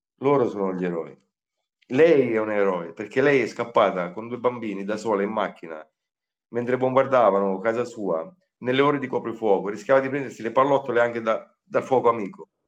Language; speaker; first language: Italian; native; Italian